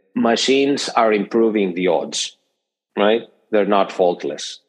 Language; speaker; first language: English; non-native, fluent; Greek